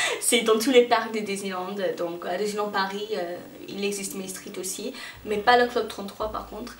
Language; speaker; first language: French; non-native, fluent; English